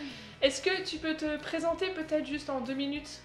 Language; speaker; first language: French; native; French